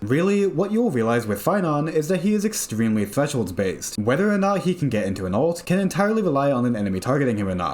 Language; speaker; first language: English; native; English